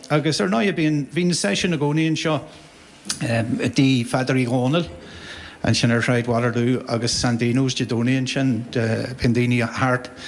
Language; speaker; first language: Irish; native; Irish